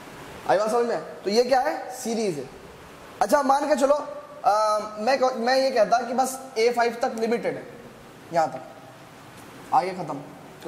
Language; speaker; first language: Hindi; native; Hindi